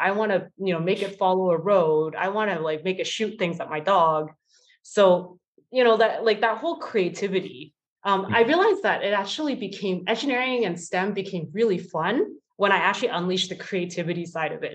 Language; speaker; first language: English; native; English